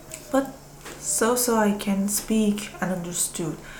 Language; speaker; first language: English; non-native, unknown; Persian